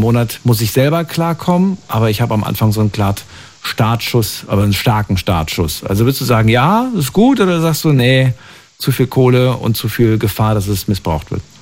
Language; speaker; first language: German; native; German